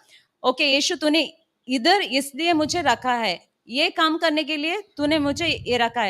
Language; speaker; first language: Hindi; non-native, local second language; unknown